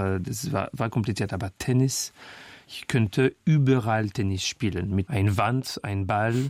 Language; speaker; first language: German; non-native, fluent; French